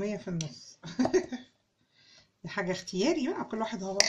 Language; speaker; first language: Arabic; native; Arabic